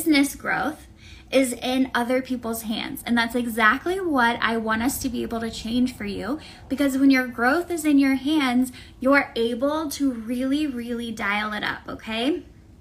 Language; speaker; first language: English; native; English